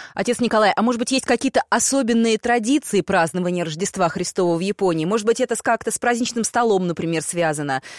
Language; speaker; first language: Russian; native; Russian